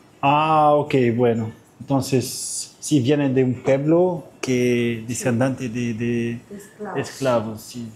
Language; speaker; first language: Spanish; non-native, learner; Arabic